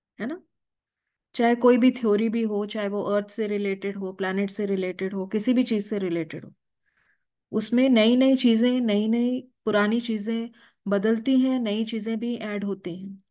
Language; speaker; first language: Hindi; native; Hindi